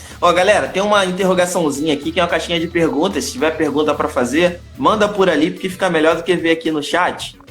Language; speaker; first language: Portuguese; native; Portuguese